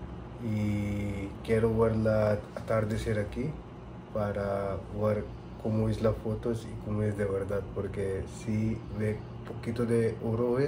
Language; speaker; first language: Spanish; non-native, learner; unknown